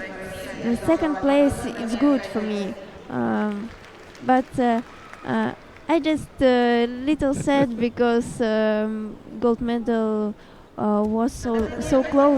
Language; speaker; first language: English; non-native, learner; Russian